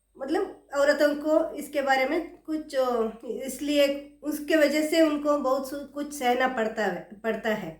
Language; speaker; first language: Hindi; non-native, local second language; Kannada